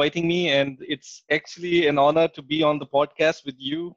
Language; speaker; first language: English; non-native, local second language; Urdu